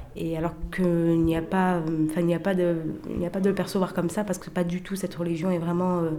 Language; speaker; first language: French; native; French